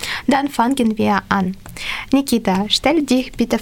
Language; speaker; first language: German; non-native, learner; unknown